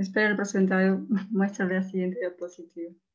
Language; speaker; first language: Spanish; native; Spanish